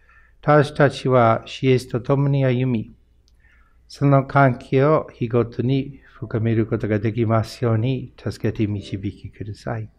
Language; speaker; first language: Japanese; non-native, fluent; English